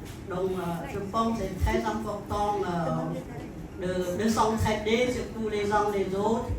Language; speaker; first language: French; non-native, fluent; Khmer